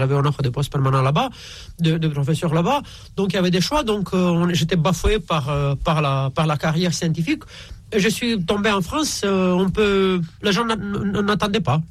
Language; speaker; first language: French; non-native, fluent; Romanian